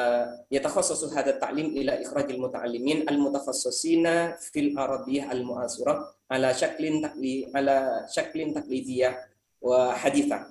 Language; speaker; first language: Arabic; non-native, fluent; Indonesian